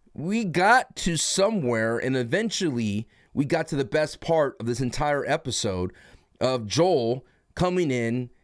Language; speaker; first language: English; native; English